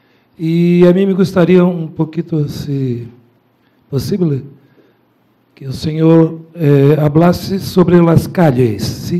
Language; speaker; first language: Spanish; non-native, fluent; Portuguese